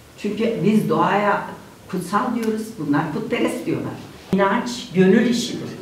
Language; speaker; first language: Turkish; non-native, local second language; Zaza